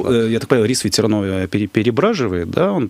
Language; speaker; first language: Russian; native; Russian